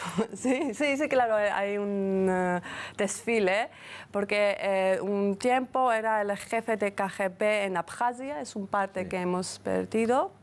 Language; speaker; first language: Spanish; non-native, fluent; Georgian